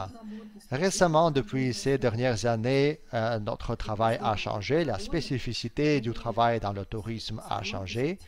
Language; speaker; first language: French; non-native, fluent; Russian